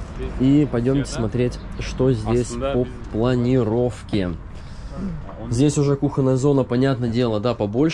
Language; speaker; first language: Russian; native; Russian